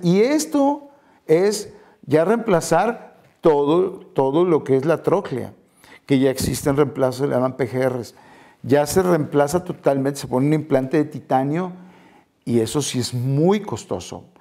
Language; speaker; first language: Spanish; native; Spanish